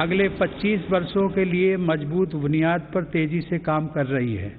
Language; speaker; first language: Hindi; native; Hindi